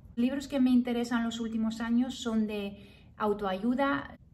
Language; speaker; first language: Spanish; early bilingual, heritage; Spanish